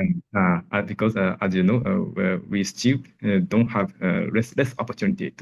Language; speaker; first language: English; non-native, learner; Japanese